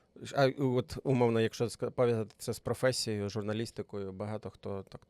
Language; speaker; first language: Ukrainian; native; Ukrainian